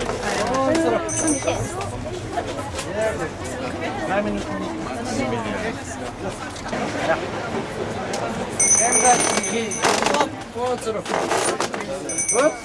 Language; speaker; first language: German; non-native, learner; Slovenian